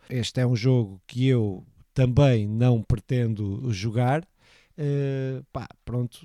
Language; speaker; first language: Portuguese; native; Portuguese